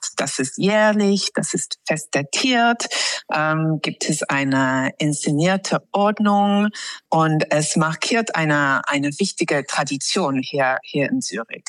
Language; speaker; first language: German; non-native, fluent; English